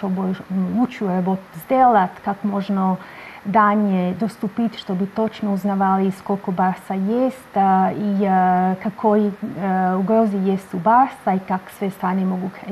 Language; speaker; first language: Russian; non-native, learner; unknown